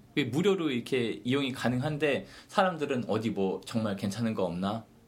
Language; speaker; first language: Korean; non-native, fluent; English